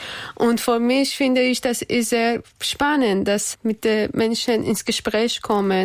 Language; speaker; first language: German; non-native, learner; Persian